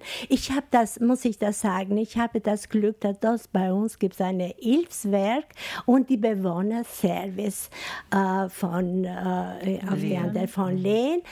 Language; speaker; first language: German; non-native, fluent; Albanian